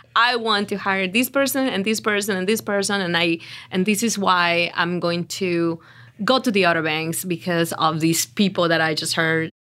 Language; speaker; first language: English; non-native, fluent; Spanish